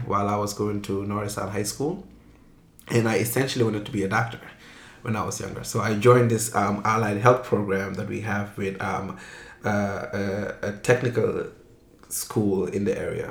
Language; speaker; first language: English; non-native, local second language; Wolof